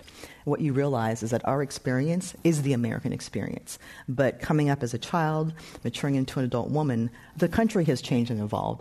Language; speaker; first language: English; native; English